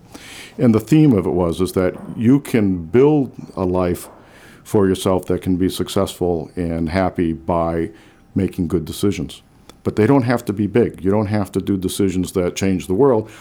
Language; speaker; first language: English; native; English